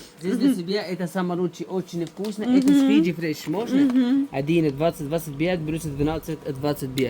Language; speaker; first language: Russian; non-native, learner; Arabic